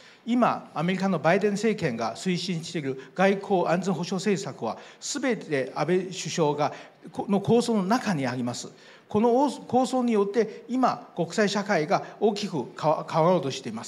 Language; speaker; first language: Japanese; non-native, fluent; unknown